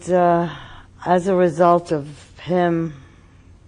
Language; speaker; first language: English; early bilingual, other home language; German